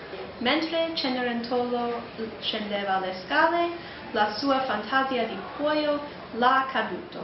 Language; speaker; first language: Italian; non-native, learner; English